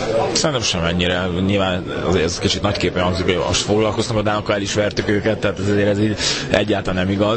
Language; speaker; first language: Hungarian; native; Hungarian